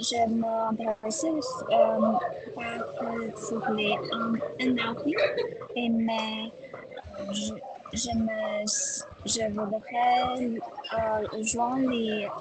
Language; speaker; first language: French; non-native, learner; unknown